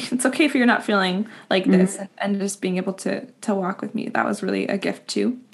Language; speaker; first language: English; native; English